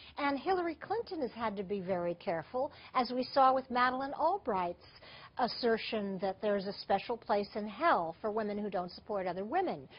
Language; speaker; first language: English; native; English